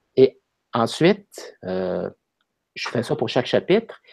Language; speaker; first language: French; native; French